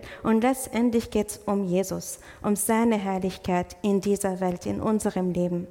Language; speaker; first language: German; non-native, fluent; English